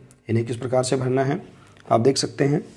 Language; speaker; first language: Hindi; native; Hindi